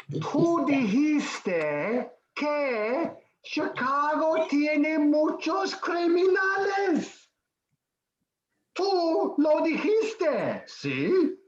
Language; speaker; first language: Spanish; non-native, fluent; English